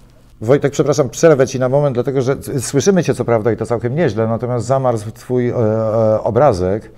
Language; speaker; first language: Polish; native; Polish